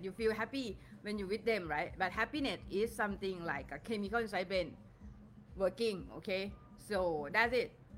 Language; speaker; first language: English; non-native, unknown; Thai